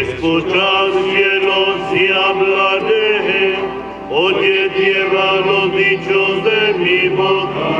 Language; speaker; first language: Spanish; native; Spanish